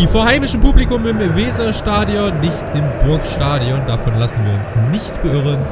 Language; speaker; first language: German; native; German